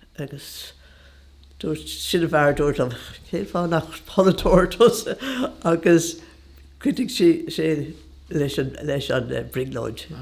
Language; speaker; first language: Irish; non-native, local second language; English